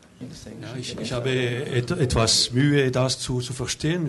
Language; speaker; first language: German; non-native, local second language; French